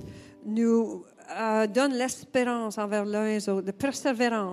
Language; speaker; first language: French; native; French